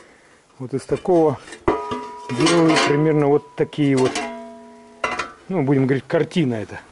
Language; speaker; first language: Russian; native; Russian